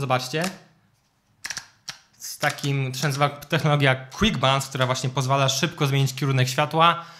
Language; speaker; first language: Polish; native; Polish